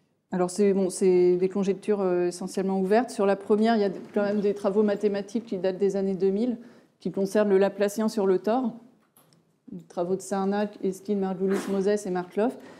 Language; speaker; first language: French; native; French